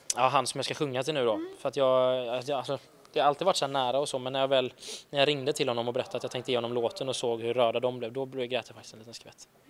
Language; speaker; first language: Swedish; early bilingual, other home language; Icelandic